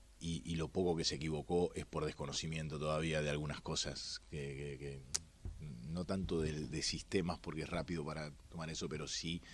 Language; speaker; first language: Spanish; native; Spanish